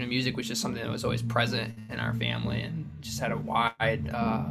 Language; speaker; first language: English; native; English